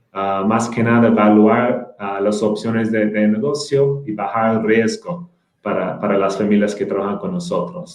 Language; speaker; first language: Spanish; non-native, fluent; English